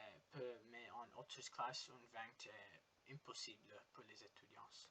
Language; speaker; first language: French; non-native, learner; English